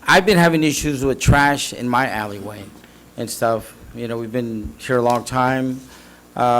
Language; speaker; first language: English; native; English